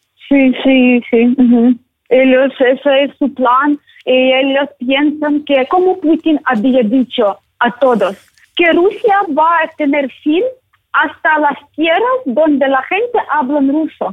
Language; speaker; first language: Spanish; non-native, learner; Ukrainian